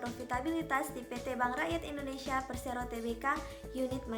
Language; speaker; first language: Indonesian; native; Indonesian